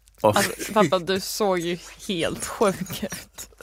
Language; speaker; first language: Swedish; early bilingual, heritage; Swedish